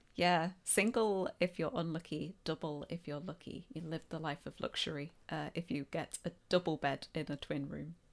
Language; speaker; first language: English; native; English